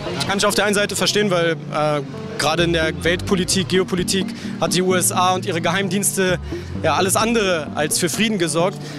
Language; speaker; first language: German; native; German